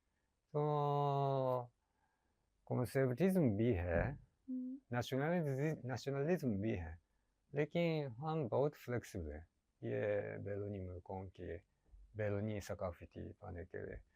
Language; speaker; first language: Hindi; non-native, learner; Japanese